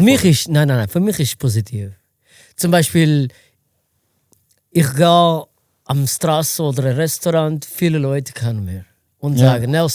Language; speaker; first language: German; non-native, learner; Portuguese